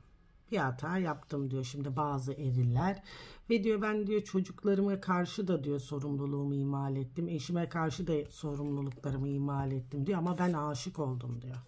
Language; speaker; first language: Turkish; early bilingual, heritage; Turkish